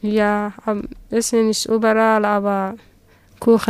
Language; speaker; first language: German; non-native, learner; Somali